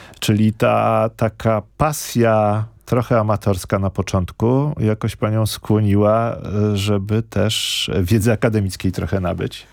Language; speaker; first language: Polish; native; Polish